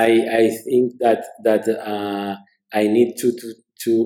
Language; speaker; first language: English; non-native, learner; Spanish